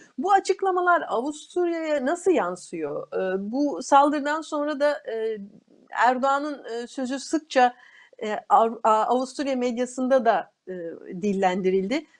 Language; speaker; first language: Turkish; native; Turkish